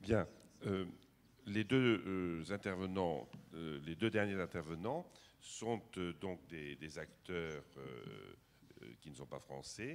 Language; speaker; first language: French; native; French